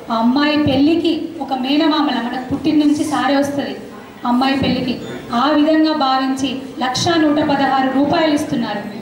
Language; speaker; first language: Telugu; native; Telugu